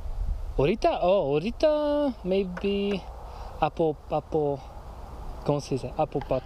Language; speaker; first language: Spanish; non-native, learner; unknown